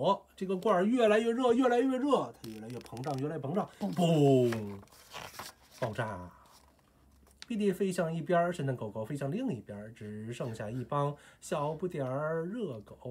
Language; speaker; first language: Chinese; native; Chinese